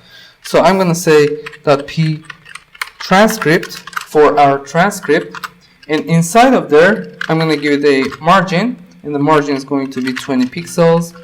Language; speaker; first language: English; non-native, fluent; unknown